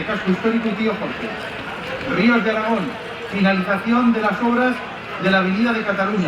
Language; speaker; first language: Spanish; native; Spanish